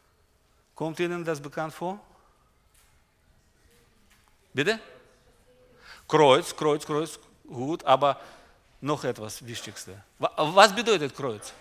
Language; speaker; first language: German; non-native, learner; Russian